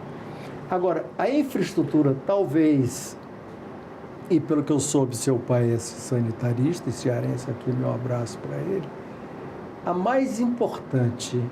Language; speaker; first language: Portuguese; native; Portuguese